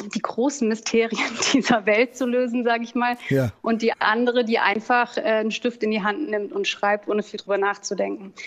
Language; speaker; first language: German; native; German